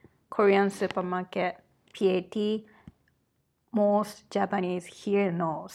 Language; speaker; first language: English; non-native, fluent; Japanese